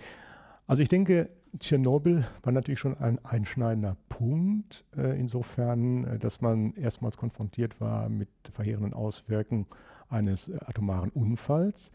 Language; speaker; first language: German; native; German